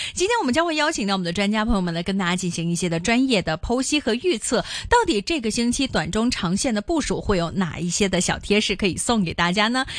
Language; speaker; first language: Chinese; non-native, local second language; Cantonese